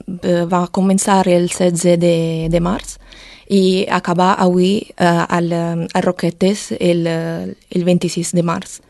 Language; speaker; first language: Catalan; non-native, learner; Italian